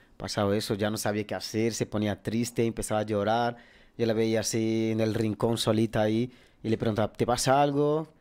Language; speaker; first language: Spanish; non-native, fluent; Portuguese